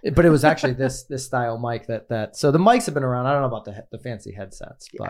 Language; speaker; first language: English; native; English